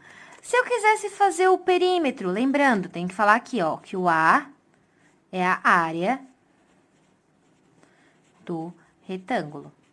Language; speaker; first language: Portuguese; native; Portuguese